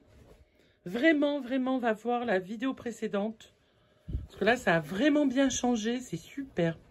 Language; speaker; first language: French; native; French